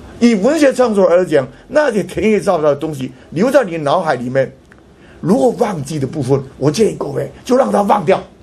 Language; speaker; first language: Chinese; non-native, local second language; Hakka Chinese